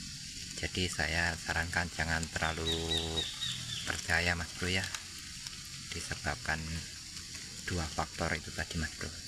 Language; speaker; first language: Indonesian; native; Indonesian